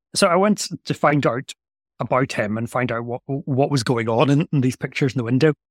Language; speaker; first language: English; native; English